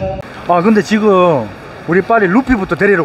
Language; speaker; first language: Korean; native; Korean